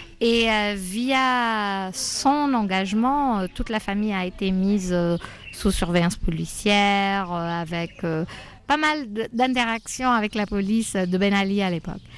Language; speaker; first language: French; non-native, local second language; Arabic